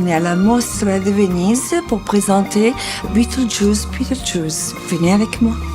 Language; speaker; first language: French; non-native, fluent; Italian